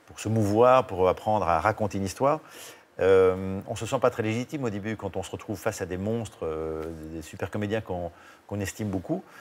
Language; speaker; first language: French; native; French